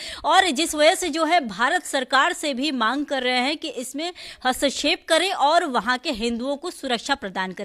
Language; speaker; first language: Hindi; native; Hindi